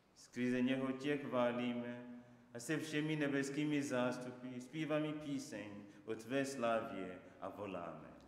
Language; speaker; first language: Czech; non-native, learner; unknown